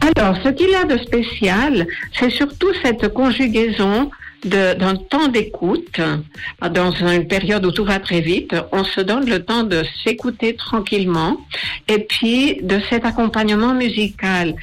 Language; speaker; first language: French; non-native, fluent; Spanish